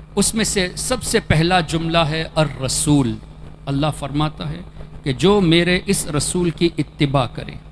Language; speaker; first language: Urdu; non-native, fluent; Memoni